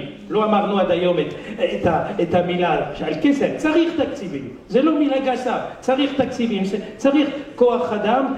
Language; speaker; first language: Hebrew; non-native, fluent; French